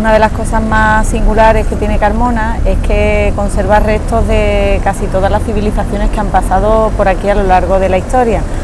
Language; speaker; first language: Spanish; native; Spanish